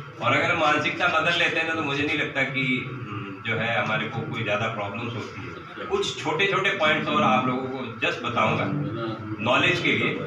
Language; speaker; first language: Hindi; native; Hindi